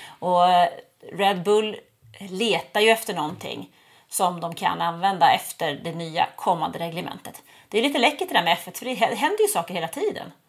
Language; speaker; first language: Swedish; native; Swedish